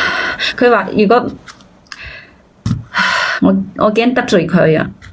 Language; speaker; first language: Cantonese; native; Cantonese